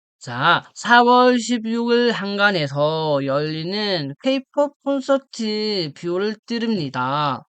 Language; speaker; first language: Korean; non-native, fluent; Mongolian